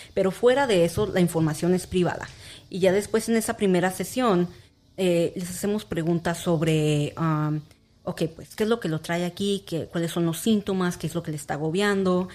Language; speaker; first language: Spanish; early bilingual, heritage; Spanish